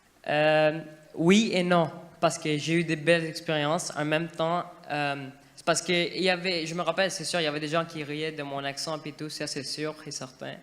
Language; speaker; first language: French; non-native, fluent; Urdu